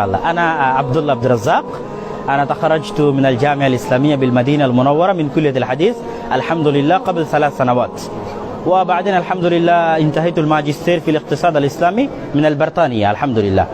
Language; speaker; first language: Arabic; non-native, fluent; Bangla